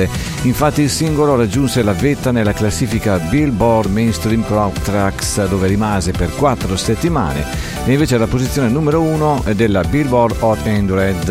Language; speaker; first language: Italian; native; Italian